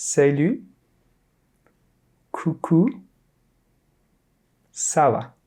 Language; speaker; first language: French; non-native, fluent; Turkish